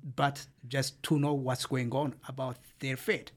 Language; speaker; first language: English; non-native, fluent; Amharic